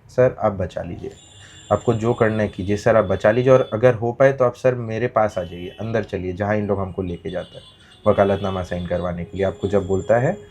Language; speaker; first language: Hindi; non-native, local second language; Bangla